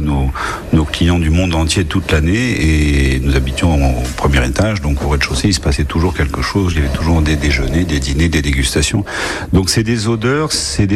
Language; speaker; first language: French; native; French